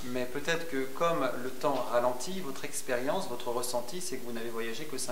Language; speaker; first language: French; native; French